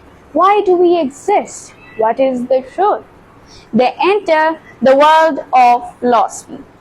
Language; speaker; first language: English; non-native, local second language; Baluchi